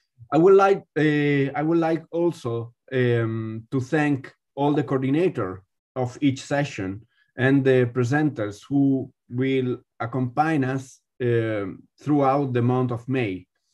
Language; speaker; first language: English; non-native, fluent; Spanish